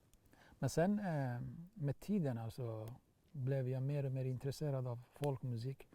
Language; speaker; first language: Swedish; non-native, fluent; Baluchi